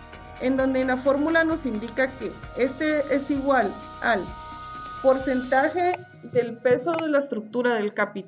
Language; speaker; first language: Spanish; native; Spanish